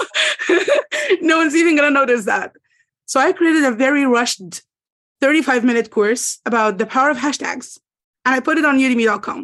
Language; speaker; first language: English; non-native, fluent; Arabic